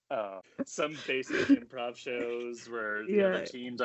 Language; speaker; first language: English; native; English